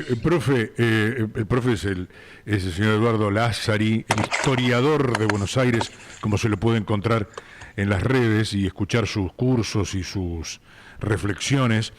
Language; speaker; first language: Spanish; native; Spanish